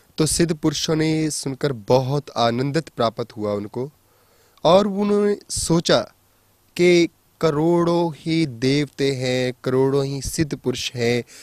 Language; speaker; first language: Hindi; non-native, local second language; Punjabi